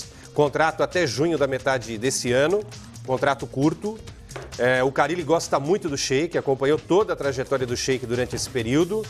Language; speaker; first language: Portuguese; native; Portuguese